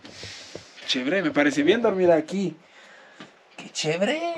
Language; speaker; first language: Spanish; non-native, learner; French